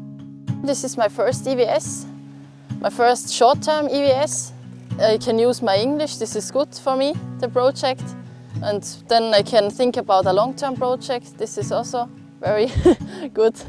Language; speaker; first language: English; non-native, learner; German